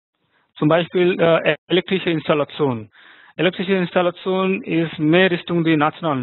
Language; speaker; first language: German; non-native, fluent; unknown